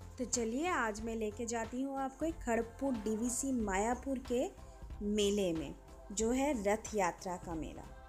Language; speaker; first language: Hindi; non-native, local second language; Bangla